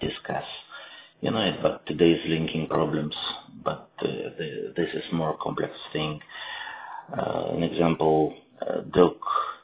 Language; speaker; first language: English; non-native, learner; Russian